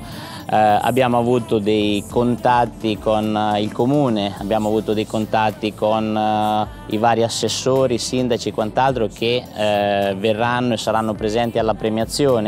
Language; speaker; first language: Italian; native; Italian